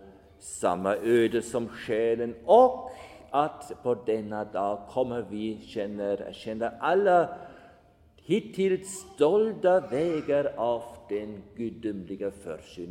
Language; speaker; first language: Swedish; non-native, fluent; German